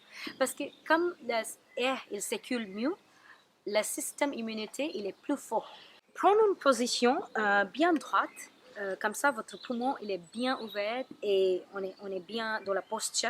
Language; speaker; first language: French; non-native, learner; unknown